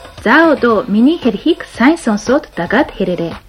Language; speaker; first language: Mongolian; non-native, fluent; Japanese